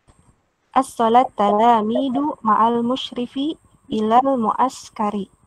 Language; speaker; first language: Arabic; non-native, learner; Indonesian